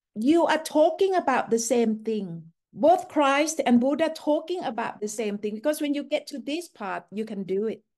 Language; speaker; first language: English; non-native, fluent; Thai